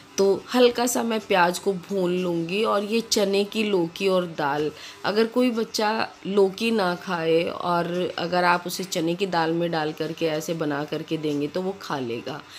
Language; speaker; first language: Hindi; native; Hindi